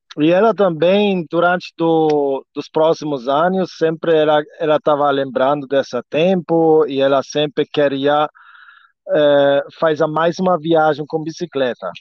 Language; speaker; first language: Portuguese; non-native, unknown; German